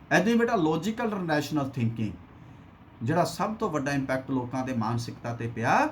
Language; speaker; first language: Hindi; non-native, local second language; Punjabi